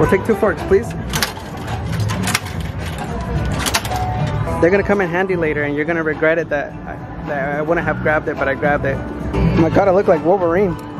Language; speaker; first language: English; native; English